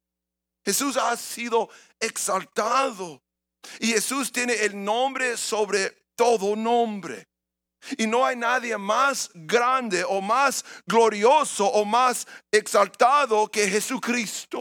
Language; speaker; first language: Spanish; early bilingual, heritage; English